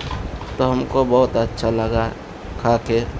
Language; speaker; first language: Hindi; non-native, local second language; Bangla